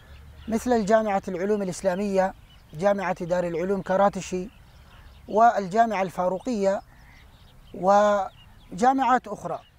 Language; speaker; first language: Arabic; non-native, fluent; Urdu